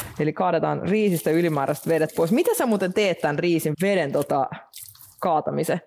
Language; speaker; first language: Finnish; non-native, fluent; Russian